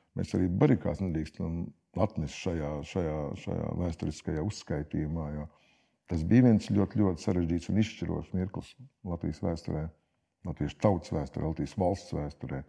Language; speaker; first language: Latvian; native; Latvian